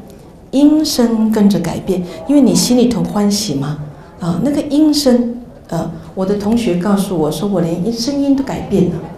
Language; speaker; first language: Chinese; native; Chinese